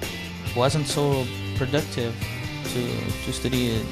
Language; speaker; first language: English; non-native, fluent; Portuguese